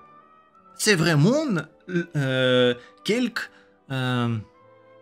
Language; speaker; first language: French; non-native, learner; Russian